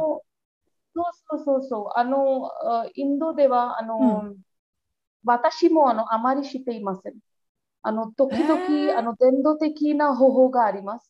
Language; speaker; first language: Japanese; non-native, learner; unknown